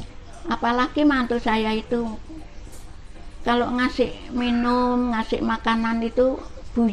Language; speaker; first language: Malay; non-native, local second language; Javanese